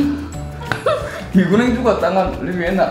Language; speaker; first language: Indonesian; non-native, learner; Korean